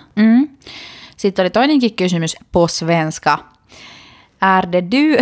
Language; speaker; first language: Finnish; native; Finnish